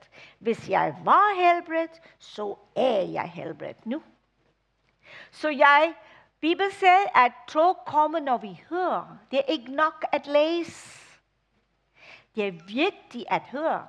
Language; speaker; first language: Danish; non-native, fluent; English